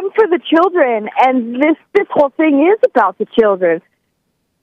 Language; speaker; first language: English; native; English